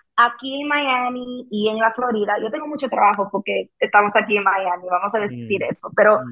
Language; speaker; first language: Spanish; early bilingual, heritage; Spanish